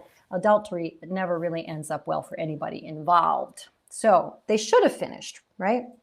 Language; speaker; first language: English; native; English